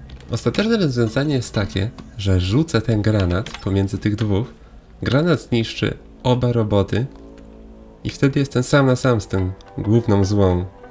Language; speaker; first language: Polish; native; Polish